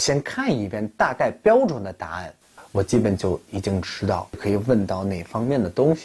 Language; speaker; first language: Chinese; non-native, fluent; Russian